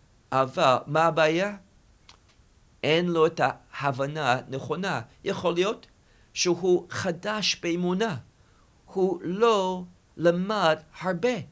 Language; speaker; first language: Hebrew; non-native, fluent; English